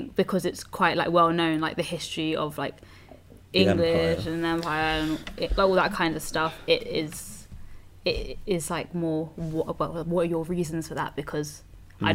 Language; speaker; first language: English; native; English